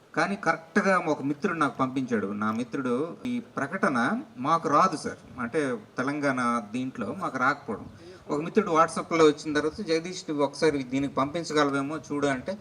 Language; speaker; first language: Telugu; non-native, local second language; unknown